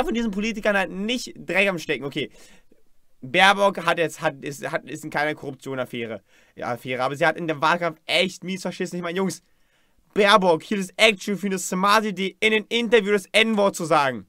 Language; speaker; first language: German; native; German